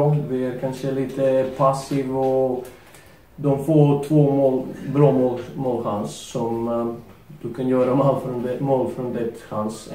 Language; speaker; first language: Swedish; non-native, fluent; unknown